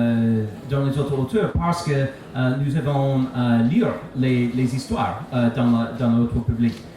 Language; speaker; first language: French; non-native, learner; English